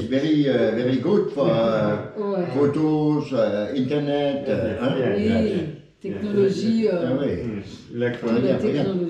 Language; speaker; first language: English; non-native, learner; Korean